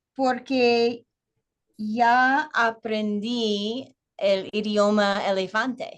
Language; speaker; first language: Spanish; non-native, learner; English